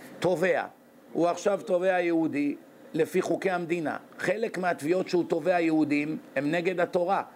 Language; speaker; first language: Hebrew; native; Hebrew